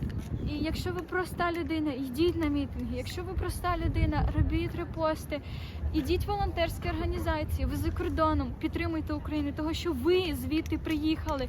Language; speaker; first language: Ukrainian; native; Ukrainian